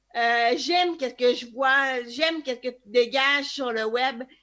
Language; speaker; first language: French; native; French